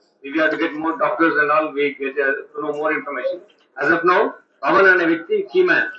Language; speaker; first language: English; non-native, local second language; Telugu